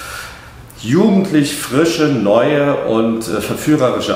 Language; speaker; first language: German; native; German